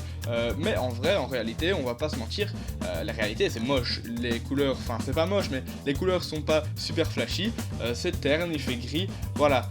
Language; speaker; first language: French; native; French